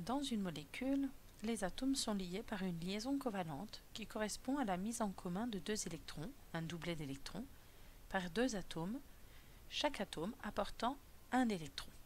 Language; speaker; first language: French; native; French